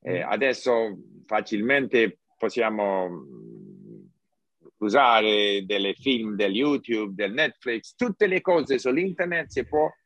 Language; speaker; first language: Italian; non-native, learner; English